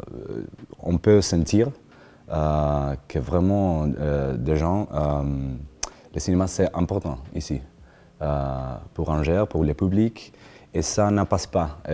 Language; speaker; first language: French; non-native, learner; Spanish